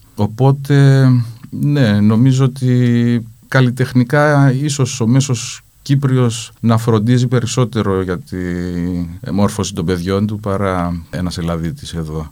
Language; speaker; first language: Greek; native; Greek